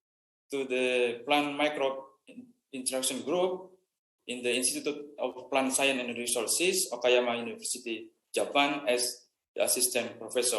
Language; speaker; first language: English; non-native, fluent; Indonesian